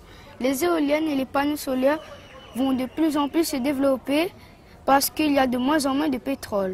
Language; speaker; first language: French; native; French